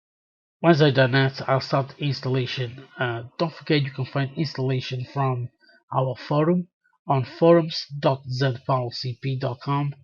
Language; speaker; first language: English; non-native, fluent; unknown